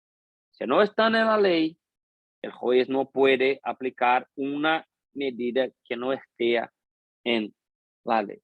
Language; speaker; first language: Spanish; non-native, fluent; Portuguese